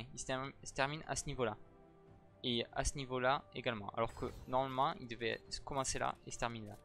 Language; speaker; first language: French; native; French